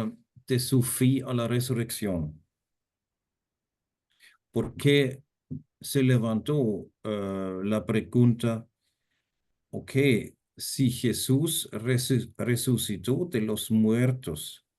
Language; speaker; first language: Spanish; non-native, fluent; German